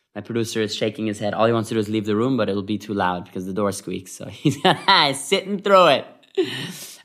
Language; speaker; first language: English; early bilingual, other home language; Hebrew